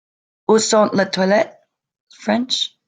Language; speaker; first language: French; non-native, learner; English